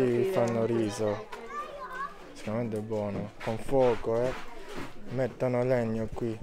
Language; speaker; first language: Italian; non-native, learner; Japanese